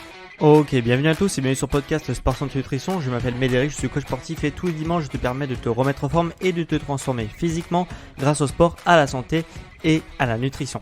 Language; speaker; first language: French; native; French